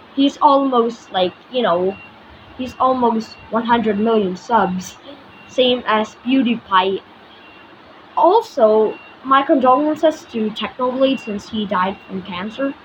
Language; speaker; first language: English; non-native, local second language; Filipino